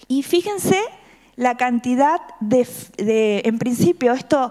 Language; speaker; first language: Spanish; native; Spanish